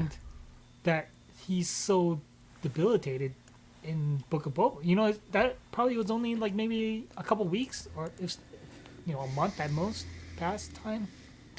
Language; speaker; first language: English; native; English